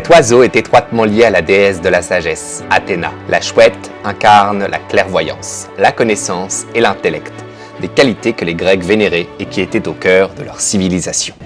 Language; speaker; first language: French; native; French